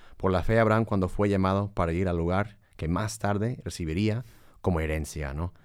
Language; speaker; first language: Spanish; early bilingual, heritage; Spanish